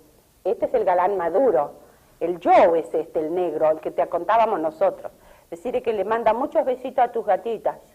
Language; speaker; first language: Spanish; native; Spanish